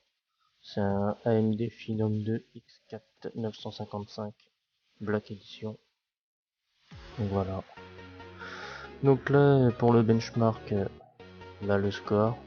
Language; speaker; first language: French; native; French